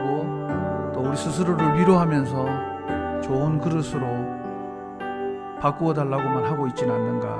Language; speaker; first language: Korean; native; Korean